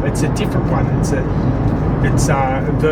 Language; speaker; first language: English; native; English